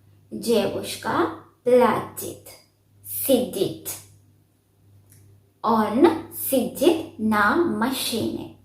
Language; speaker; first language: Russian; non-native, fluent; Sinhala